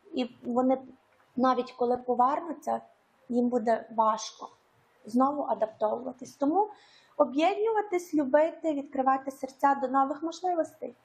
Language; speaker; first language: Ukrainian; native; Ukrainian